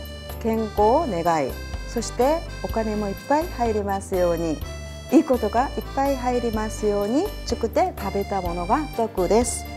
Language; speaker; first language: Japanese; non-native, fluent; Korean